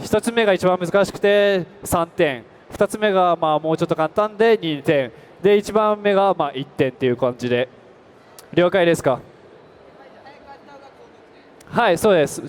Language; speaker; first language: Japanese; non-native, fluent; French